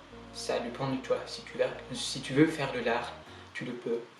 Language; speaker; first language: French; non-native, fluent; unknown